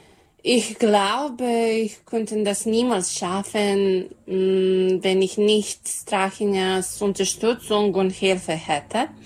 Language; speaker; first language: German; non-native, fluent; Serbian